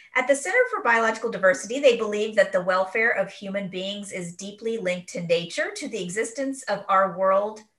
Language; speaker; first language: English; native; English